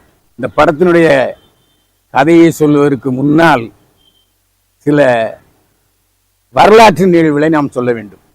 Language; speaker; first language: Tamil; native; Tamil